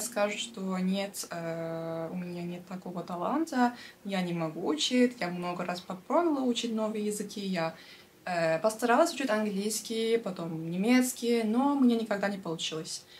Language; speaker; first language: Russian; non-native, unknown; Turkish